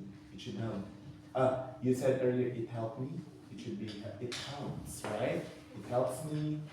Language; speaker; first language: English; non-native, fluent; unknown